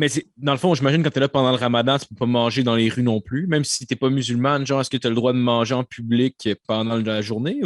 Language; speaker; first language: French; native; French